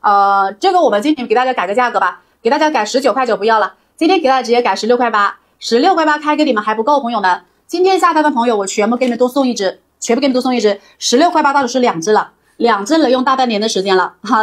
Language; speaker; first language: Chinese; native; Chinese